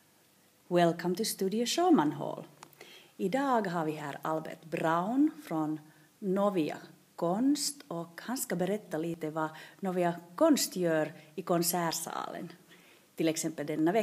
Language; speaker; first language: Swedish; native; Swedish